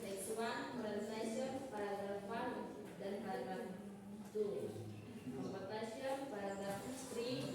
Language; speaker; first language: English; non-native, learner; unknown